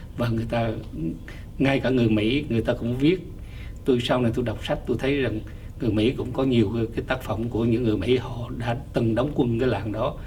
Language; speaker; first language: Vietnamese; native; Vietnamese